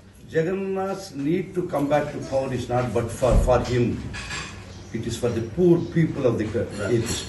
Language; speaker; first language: English; non-native, local second language; Telugu